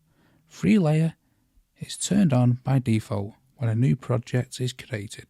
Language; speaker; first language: English; native; English